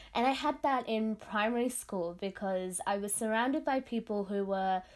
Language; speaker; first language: English; non-native, local second language; Tamil